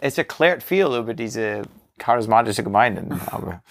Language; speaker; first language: German; non-native, learner; English